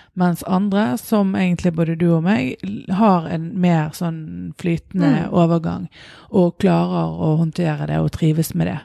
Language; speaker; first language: Norwegian; native; Norwegian